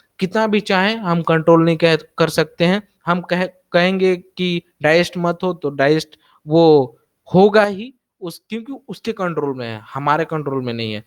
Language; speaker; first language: Hindi; native; Hindi